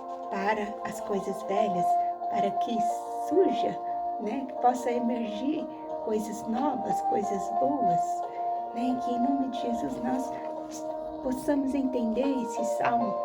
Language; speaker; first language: Portuguese; native; Portuguese